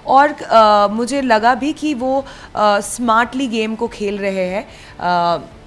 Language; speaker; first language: Hindi; non-native, local second language; Bangla